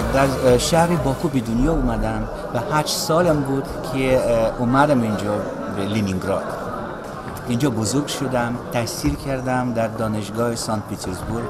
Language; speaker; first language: Persian; non-native, fluent; Russian